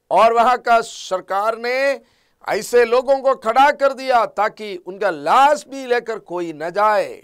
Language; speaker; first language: Hindi; non-native, local second language; Malayalam